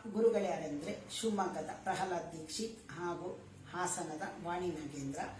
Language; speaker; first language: Kannada; native; Kannada